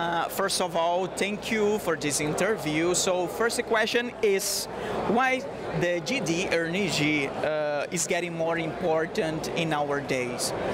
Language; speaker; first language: English; non-native, learner; Portuguese